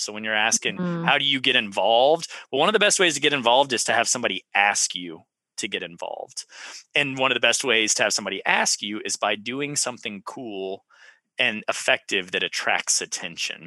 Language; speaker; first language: English; native; English